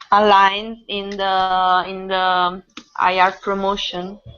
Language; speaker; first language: English; non-native, fluent; Italian